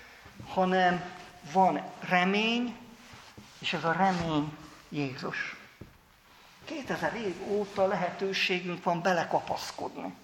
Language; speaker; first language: Hungarian; native; Hungarian